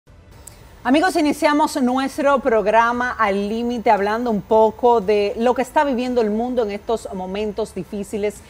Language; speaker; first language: Spanish; native; Spanish